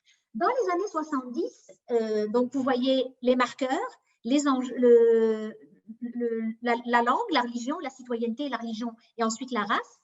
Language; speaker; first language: French; native; French